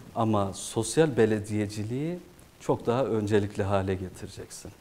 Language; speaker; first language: Turkish; native; Turkish